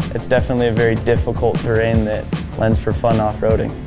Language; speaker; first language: English; native; English